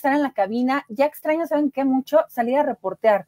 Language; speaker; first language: Spanish; native; Spanish